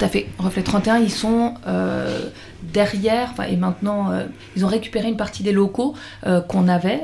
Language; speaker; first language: French; native; French